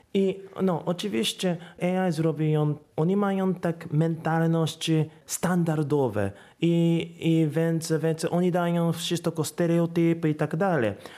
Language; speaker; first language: Polish; non-native, learner; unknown